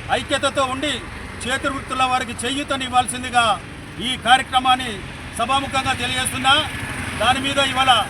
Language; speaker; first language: Telugu; native; Telugu